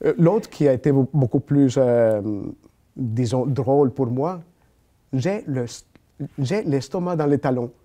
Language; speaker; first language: French; non-native, fluent; Spanish